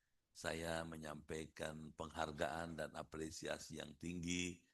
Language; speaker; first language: Indonesian; native; Indonesian